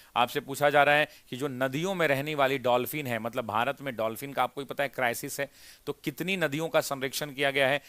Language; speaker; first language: Hindi; native; Hindi